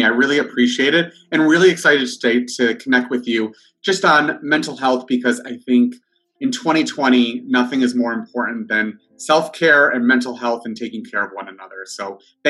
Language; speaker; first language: English; native; English